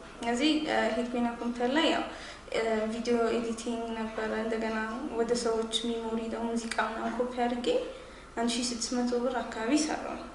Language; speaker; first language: Amharic; native; Amharic